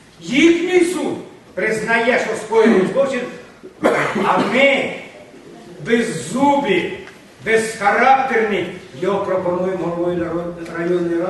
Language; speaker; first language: Ukrainian; native; Ukrainian